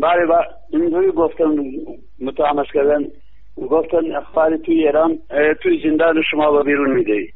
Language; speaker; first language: Persian; non-native, local second language; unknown